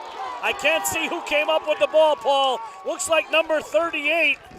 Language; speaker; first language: English; native; English